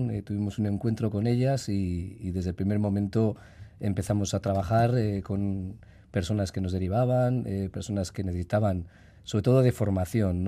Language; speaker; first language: Spanish; native; Spanish